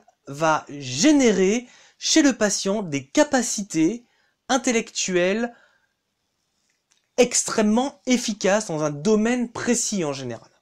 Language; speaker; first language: French; native; French